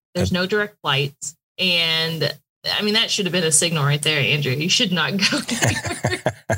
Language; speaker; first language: English; native; English